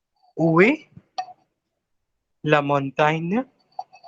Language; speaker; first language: French; non-native, fluent; Hindi